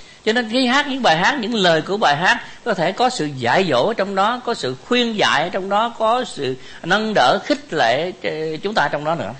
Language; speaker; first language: Vietnamese; native; Vietnamese